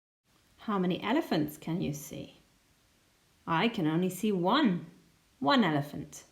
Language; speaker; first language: English; non-native, fluent; Spanish